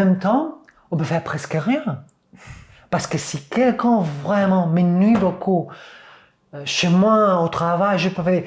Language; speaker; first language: French; non-native, fluent; Catalan